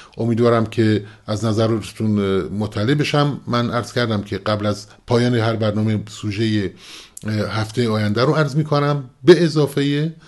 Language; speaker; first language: Persian; non-native, local second language; Kurdish